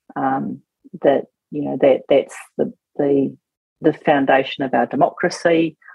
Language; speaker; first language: English; native; English